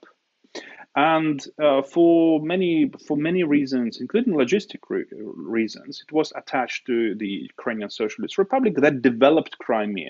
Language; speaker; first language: English; non-native, fluent; Russian